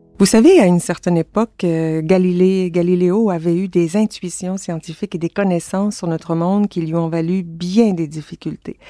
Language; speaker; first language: French; native; French